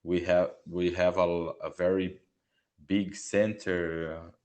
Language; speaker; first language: English; non-native, learner; Portuguese